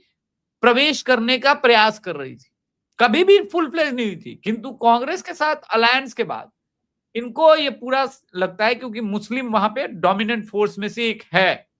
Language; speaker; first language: Hindi; native; Hindi